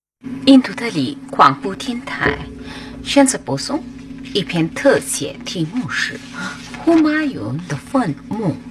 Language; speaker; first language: Chinese; non-native, learner; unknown